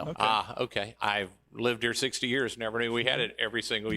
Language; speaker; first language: English; native; English